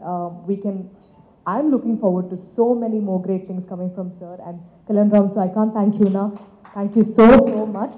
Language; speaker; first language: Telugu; non-native, local second language; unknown